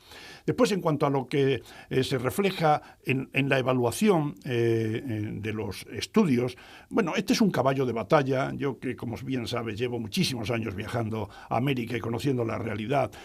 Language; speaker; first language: Spanish; native; Spanish